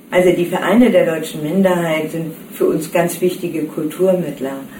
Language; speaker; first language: German; native; German